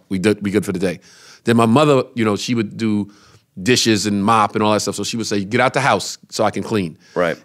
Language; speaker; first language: English; native; English